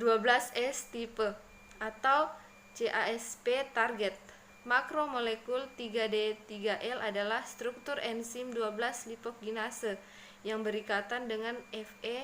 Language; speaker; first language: Indonesian; native; Indonesian